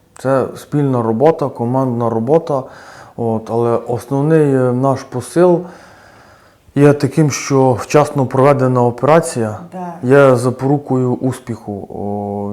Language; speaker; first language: Ukrainian; native; Ukrainian